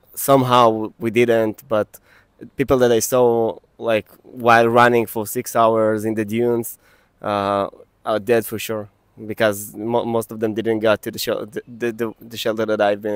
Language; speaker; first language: English; non-native, fluent; Hebrew